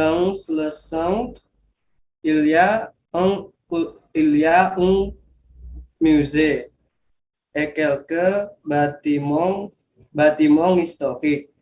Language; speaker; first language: French; non-native, learner; Indonesian